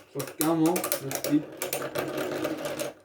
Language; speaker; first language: French; native; French